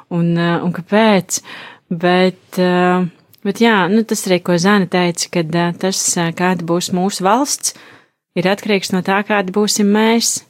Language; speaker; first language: Latvian; native; Latvian